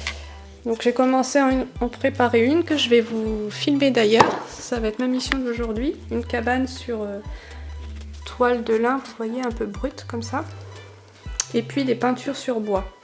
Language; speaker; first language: French; native; French